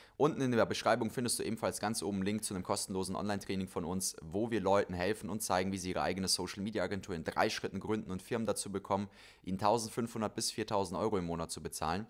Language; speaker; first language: German; native; German